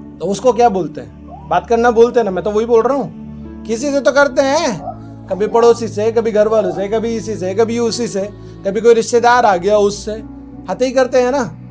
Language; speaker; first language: Hindi; non-native, local second language; Marathi